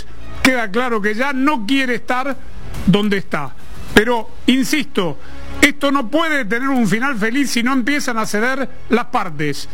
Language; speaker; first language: Spanish; native; Spanish